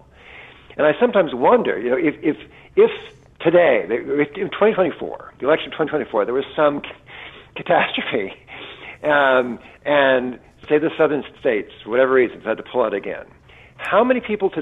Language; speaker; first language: English; native; English